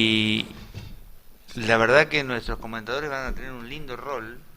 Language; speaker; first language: Spanish; native; Spanish